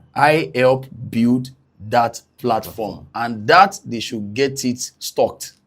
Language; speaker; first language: English; non-native, local second language; Yoruba